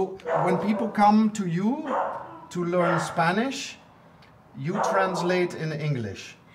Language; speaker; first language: English; non-native, fluent; Dutch